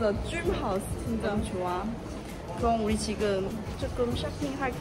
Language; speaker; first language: Korean; non-native, learner; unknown